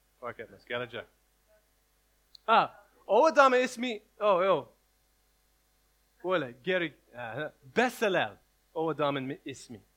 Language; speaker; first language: Turkish; non-native, learner; English